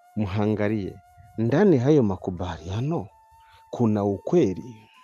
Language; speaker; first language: Swahili; non-native, local second language; Kinyarwanda